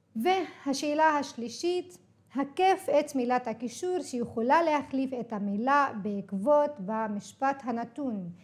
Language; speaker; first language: Hebrew; non-native, local second language; Arabic